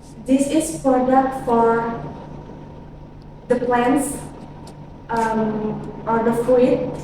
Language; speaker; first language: English; non-native, learner; Indonesian